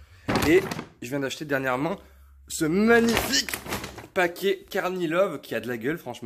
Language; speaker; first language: French; native; French